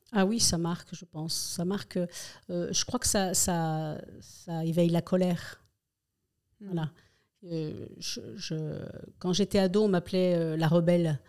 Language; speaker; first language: French; early bilingual, other home language; Spanish